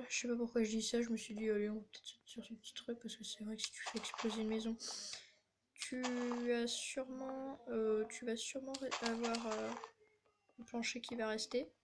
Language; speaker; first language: French; native; French